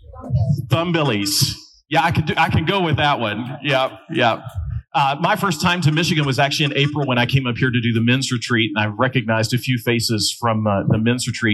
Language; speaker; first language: English; native; English